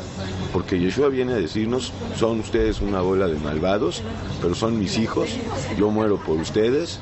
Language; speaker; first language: Spanish; native; Spanish